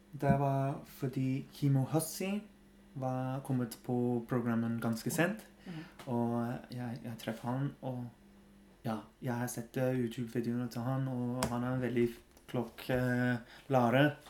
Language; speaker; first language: Norwegian; non-native, fluent; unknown